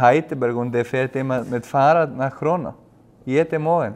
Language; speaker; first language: German; non-native, learner; Icelandic